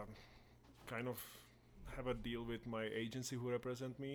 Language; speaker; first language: English; non-native, fluent; Czech